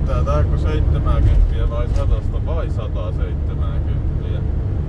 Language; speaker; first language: Finnish; native; Finnish